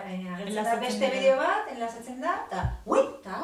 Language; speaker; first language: Basque; non-native, local second language; Spanish